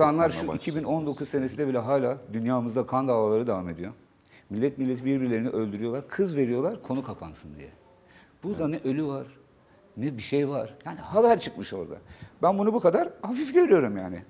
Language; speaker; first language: Turkish; native; Turkish